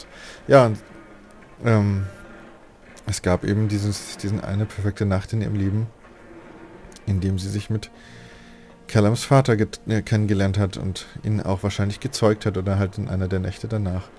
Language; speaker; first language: German; native; German